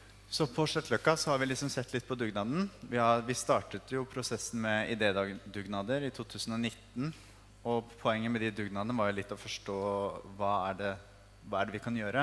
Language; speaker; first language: Norwegian; native; Norwegian